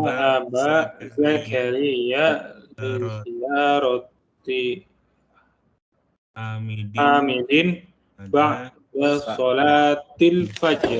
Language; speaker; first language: Arabic; non-native, learner; Indonesian